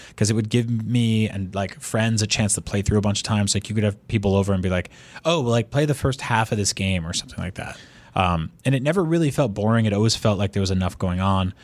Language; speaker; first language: English; native; English